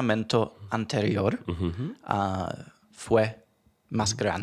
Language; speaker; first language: Spanish; non-native, learner; English